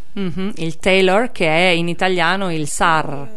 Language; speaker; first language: Italian; native; Italian